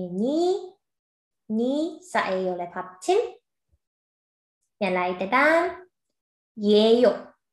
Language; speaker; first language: Finnish; non-native, fluent; Korean